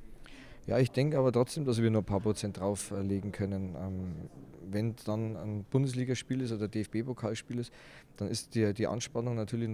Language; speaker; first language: German; native; German